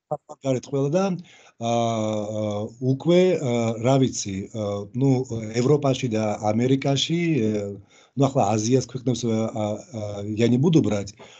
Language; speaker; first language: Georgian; non-native, local second language; Russian